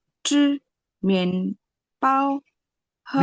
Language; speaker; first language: Chinese; non-native, learner; Indonesian